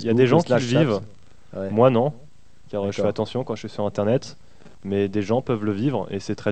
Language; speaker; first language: French; native; French